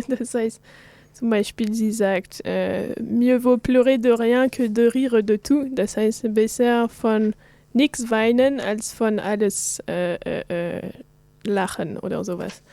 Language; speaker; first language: German; non-native, fluent; French